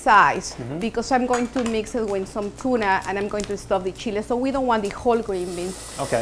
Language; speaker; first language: English; non-native, fluent; Spanish